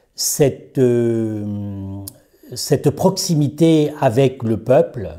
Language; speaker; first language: French; native; French